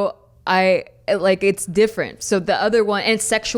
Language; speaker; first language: English; native; English